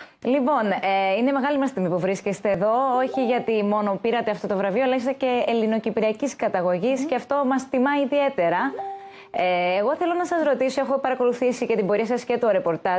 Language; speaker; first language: Greek; native; Greek